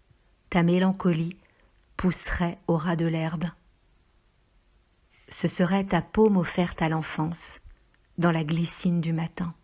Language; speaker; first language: French; native; French